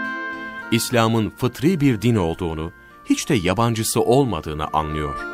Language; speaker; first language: Turkish; native; Turkish